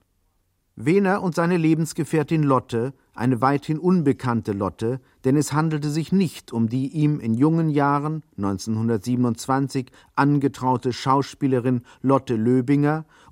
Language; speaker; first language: German; native; German